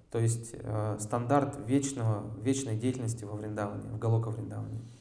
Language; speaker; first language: Russian; native; Russian